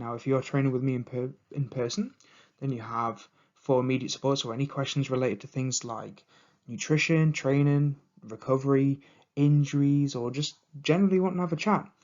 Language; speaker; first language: English; native; English